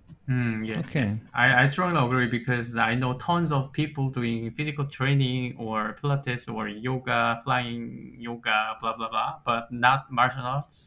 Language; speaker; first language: English; non-native, fluent; Korean